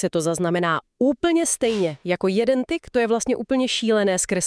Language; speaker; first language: Czech; native; Czech